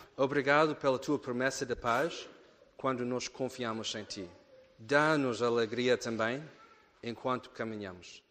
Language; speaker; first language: Portuguese; non-native, fluent; English